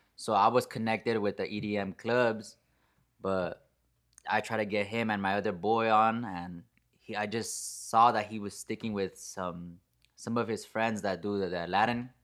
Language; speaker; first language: English; native; English